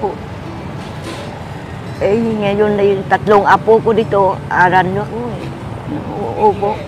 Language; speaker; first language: Filipino; non-native, learner; Vietnamese